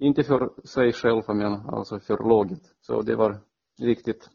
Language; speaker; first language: Swedish; non-native, fluent; Romanian